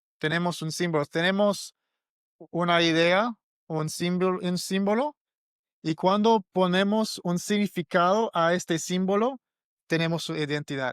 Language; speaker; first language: Spanish; non-native, learner; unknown